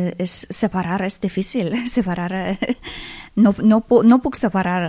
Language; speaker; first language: Catalan; non-native, fluent; Persian